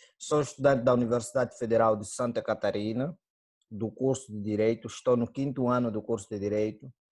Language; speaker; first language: Portuguese; native; Portuguese